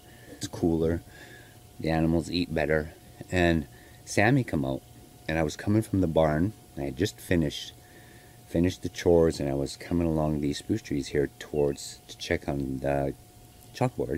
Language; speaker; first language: English; native; English